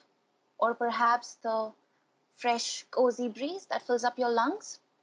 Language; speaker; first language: English; non-native, local second language; Hindi